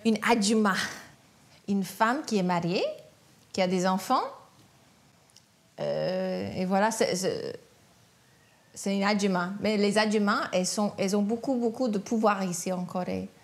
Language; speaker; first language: French; non-native, fluent; English